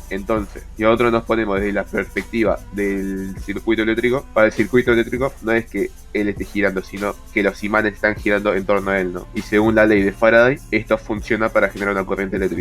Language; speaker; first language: Spanish; native; Spanish